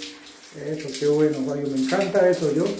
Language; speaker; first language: Spanish; native; Spanish